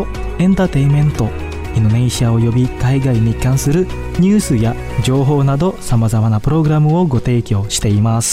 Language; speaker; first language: Japanese; non-native, fluent; Indonesian